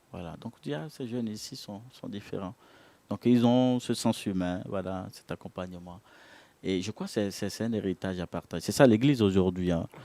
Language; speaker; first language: French; non-native, local second language; Ewe